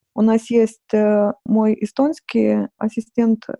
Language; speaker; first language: Russian; non-native, fluent; Lithuanian